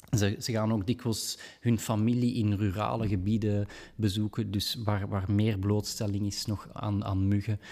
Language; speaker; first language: Dutch; native; Dutch